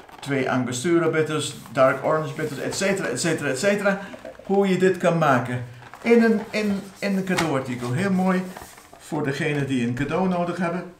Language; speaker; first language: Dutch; non-native, fluent; English